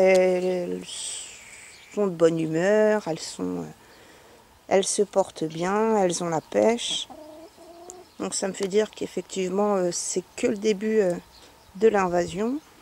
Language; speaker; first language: French; native; French